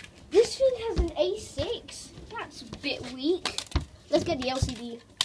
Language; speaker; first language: English; early bilingual, other home language; Polish